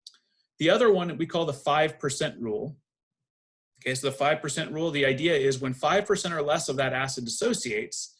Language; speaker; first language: English; native; English